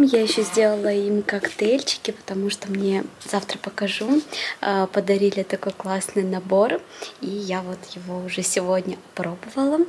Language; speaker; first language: Russian; native; Russian